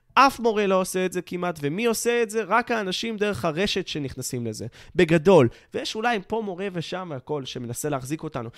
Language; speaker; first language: Hebrew; native; Hebrew